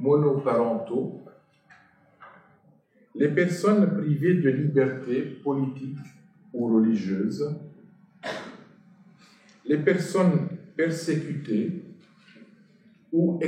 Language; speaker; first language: French; non-native, fluent; Arabic